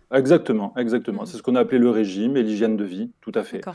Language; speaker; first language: French; native; French